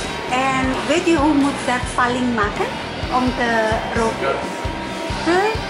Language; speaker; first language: Dutch; non-native, learner; Indonesian